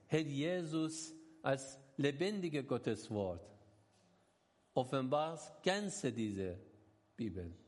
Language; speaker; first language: German; non-native, learner; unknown